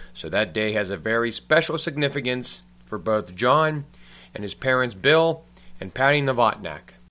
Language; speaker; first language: English; early bilingual, other home language; Ukrainian